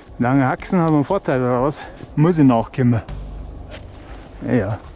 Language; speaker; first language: German; native; German